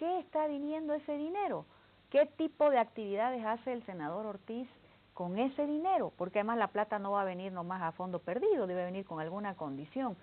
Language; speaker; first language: Spanish; native; Spanish